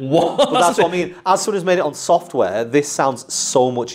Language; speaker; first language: English; native; English